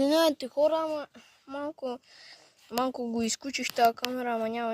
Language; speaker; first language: Bulgarian; native; Bulgarian